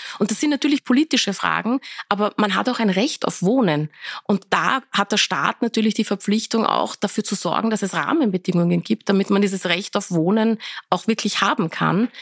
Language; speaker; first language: German; early bilingual, other home language; Persian